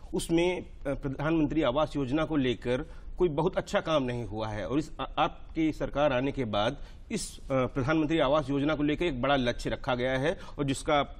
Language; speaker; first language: Hindi; native; Hindi